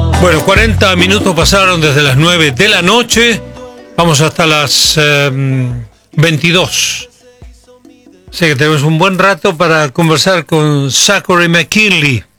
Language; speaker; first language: Spanish; native; Spanish